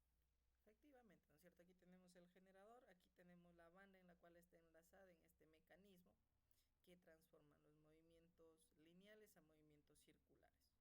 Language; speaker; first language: Spanish; native; Spanish